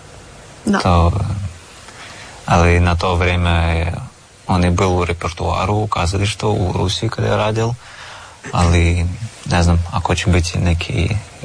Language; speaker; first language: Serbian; non-native, fluent; Russian